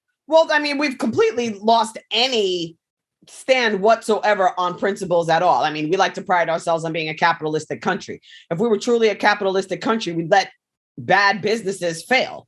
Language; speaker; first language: English; native; English